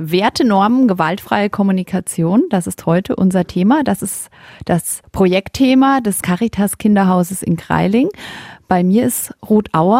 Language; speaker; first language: German; native; German